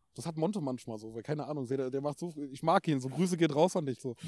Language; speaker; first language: German; native; German